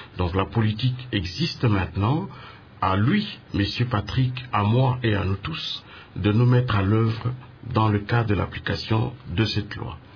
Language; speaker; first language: French; non-native, local second language; Lingala